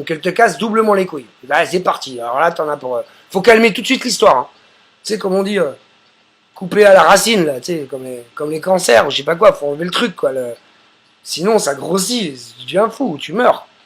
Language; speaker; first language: French; native; French